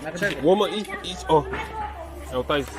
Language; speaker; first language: Chinese; non-native, learner; Korean